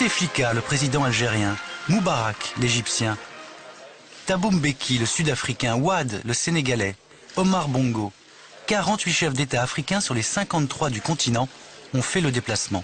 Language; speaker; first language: French; native; French